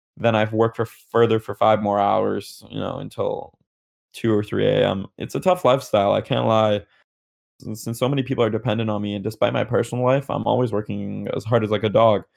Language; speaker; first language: English; native; English